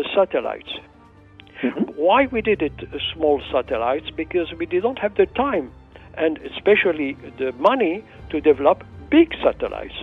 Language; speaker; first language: English; non-native, fluent; Arabic